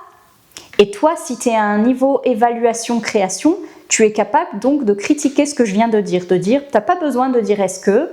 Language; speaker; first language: French; native; French